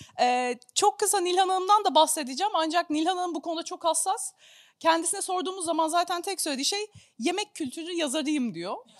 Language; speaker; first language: Turkish; native; Turkish